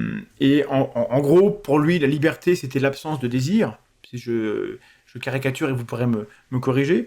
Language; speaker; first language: French; native; French